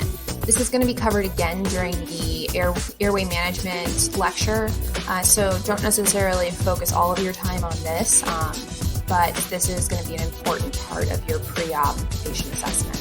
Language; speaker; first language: English; native; English